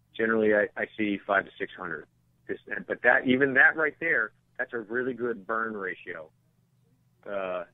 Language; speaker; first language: English; native; English